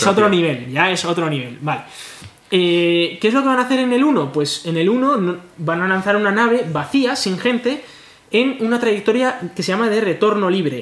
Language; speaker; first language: Spanish; native; Spanish